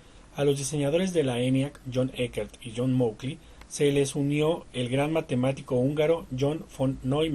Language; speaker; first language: Spanish; native; Spanish